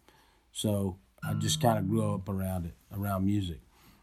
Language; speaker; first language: English; native; English